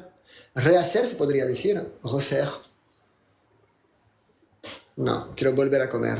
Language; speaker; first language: Spanish; non-native, fluent; French